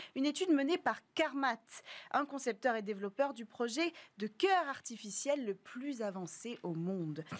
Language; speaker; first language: French; native; French